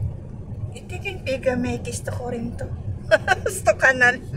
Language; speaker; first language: Greek; non-native, learner; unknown